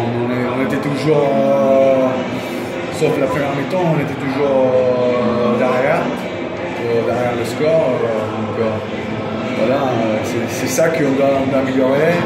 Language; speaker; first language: French; non-native, fluent; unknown